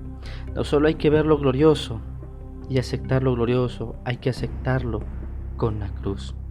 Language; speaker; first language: Spanish; native; Spanish